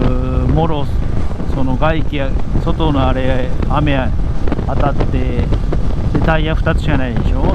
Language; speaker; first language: Japanese; native; Japanese